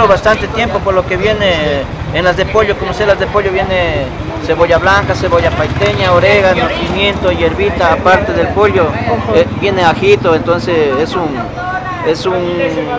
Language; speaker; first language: Spanish; native; Spanish